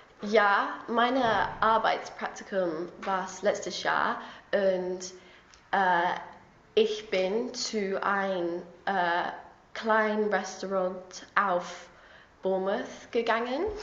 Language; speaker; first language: German; non-native, learner; English